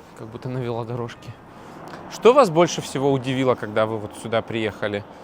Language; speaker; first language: Russian; non-native, local second language; Abkhazian